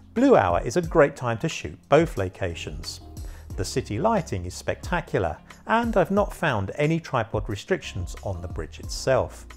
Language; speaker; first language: English; native; English